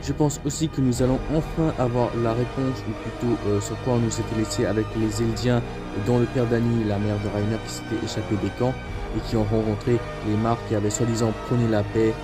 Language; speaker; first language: French; native; French